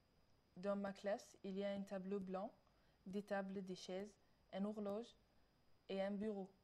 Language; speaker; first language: French; non-native, learner; Arabic